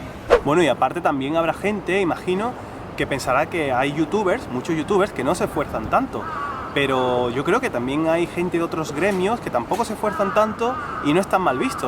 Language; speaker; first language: Spanish; native; Spanish